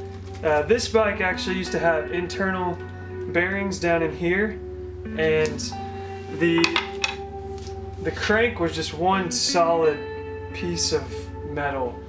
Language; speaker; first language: English; native; English